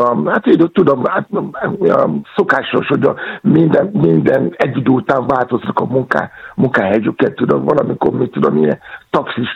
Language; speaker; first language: Hungarian; non-native, learner; Yoruba